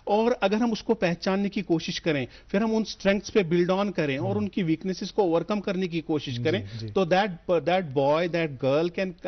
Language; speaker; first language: Hindi; non-native, local second language; Kashmiri